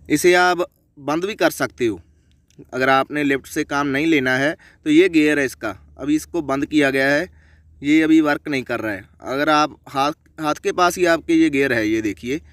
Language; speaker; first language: Hindi; non-native, local second language; Punjabi